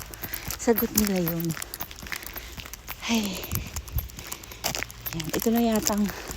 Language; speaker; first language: Filipino; native; Filipino